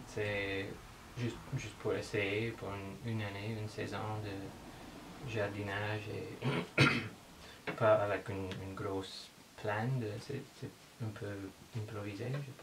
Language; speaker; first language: French; non-native, learner; English